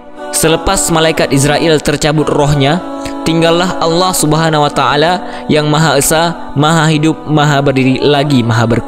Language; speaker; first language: Indonesian; native; Indonesian